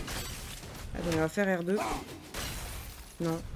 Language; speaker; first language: French; native; French